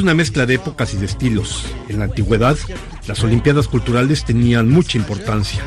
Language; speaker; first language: Spanish; native; Spanish